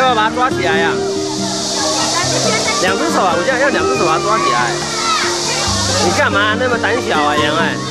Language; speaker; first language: Chinese; native; Chinese